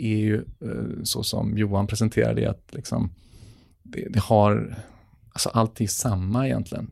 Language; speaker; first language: Swedish; native; Swedish